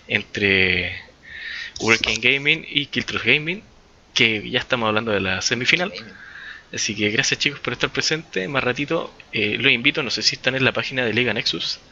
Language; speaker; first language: Spanish; native; Spanish